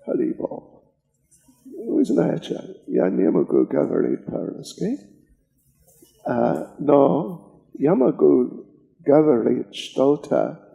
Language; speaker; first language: Russian; non-native, learner; English